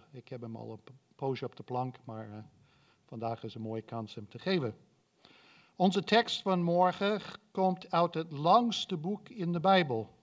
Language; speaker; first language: Dutch; non-native, fluent; English